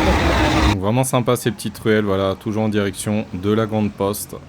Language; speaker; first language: French; native; French